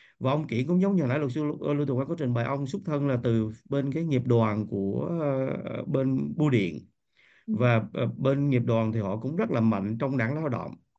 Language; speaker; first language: Vietnamese; native; Vietnamese